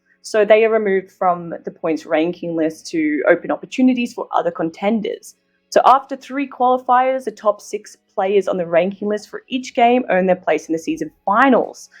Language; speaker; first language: English; native; English